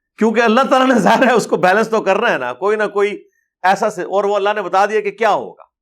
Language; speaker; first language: Urdu; non-native, local second language; Punjabi